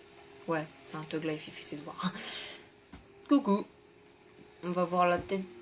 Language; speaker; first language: French; native; French